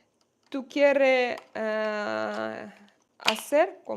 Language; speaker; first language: Spanish; non-native, learner; Russian